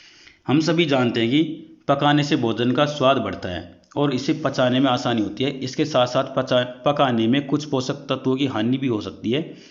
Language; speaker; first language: Hindi; native; Hindi